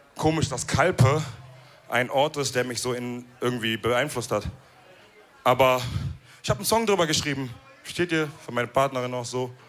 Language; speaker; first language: German; early bilingual, other home language; Wolof